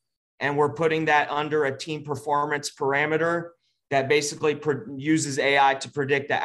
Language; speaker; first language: English; native; English